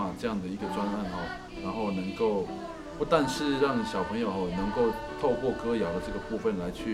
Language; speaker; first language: Chinese; native; Chinese